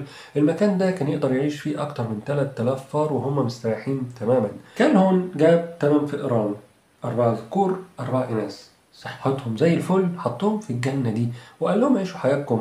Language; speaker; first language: Arabic; native; Arabic